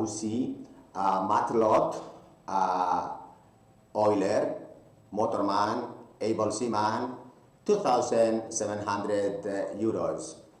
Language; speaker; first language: French; non-native, learner; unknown